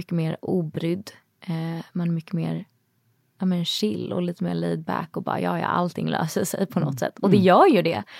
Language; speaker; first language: Swedish; native; Swedish